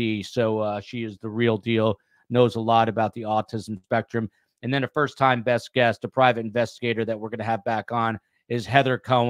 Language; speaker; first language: English; native; English